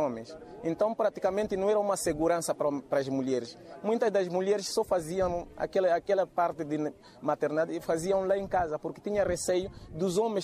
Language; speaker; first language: Portuguese; non-native, local second language; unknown